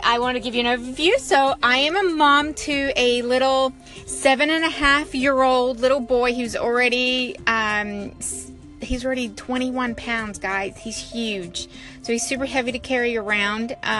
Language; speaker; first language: English; native; English